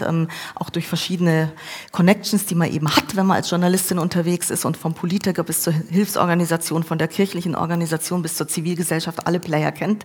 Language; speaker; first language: German; native; German